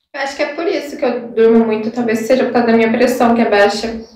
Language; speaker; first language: Portuguese; native; Portuguese